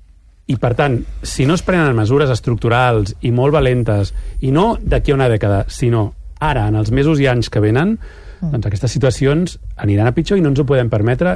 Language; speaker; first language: Catalan; native; Catalan